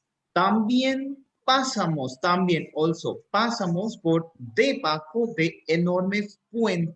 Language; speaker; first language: Spanish; non-native, fluent; Hindi